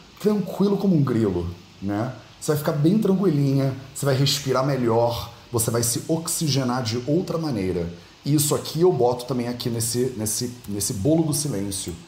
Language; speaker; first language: Portuguese; native; Portuguese